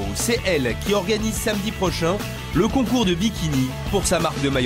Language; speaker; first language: French; native; French